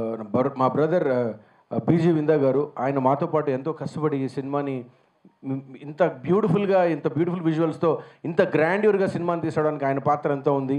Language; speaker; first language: Telugu; native; Telugu